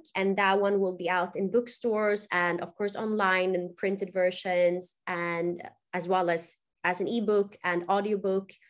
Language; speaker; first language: English; non-native, fluent; Swedish